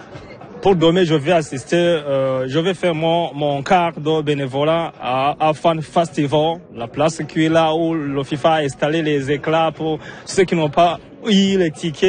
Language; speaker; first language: French; non-native, local second language; Rundi